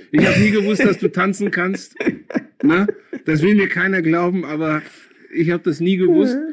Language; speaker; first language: German; early bilingual, other home language; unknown